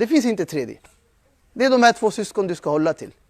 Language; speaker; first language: Swedish; non-native, fluent; Urdu